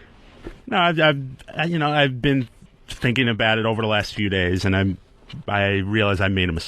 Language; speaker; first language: English; native; English